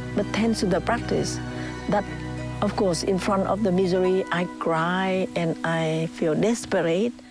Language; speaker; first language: English; non-native, fluent; Vietnamese